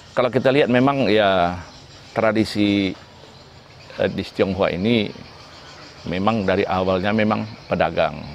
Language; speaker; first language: Indonesian; native; Indonesian